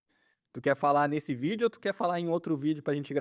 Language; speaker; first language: Portuguese; native; Portuguese